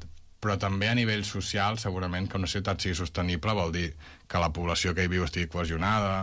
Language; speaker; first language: Catalan; native; Catalan